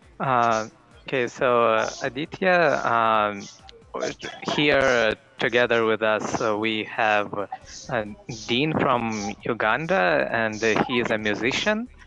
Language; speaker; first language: English; non-native, fluent; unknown